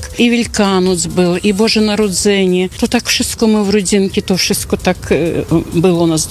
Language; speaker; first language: Polish; early bilingual, heritage; Polish